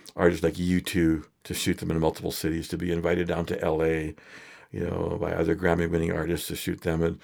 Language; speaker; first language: English; native; English